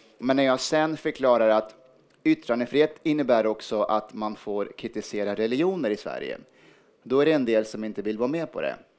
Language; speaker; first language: Swedish; early bilingual, other home language; Persian